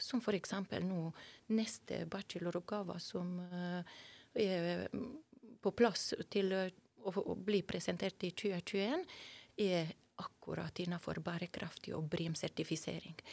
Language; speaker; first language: Norwegian; non-native, fluent; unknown